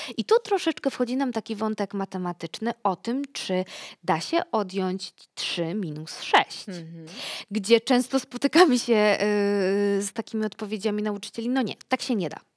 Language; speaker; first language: Polish; native; Polish